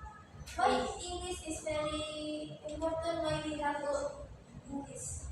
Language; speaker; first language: English; non-native, learner; Indonesian